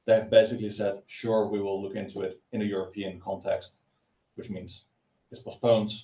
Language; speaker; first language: English; non-native, fluent; Dutch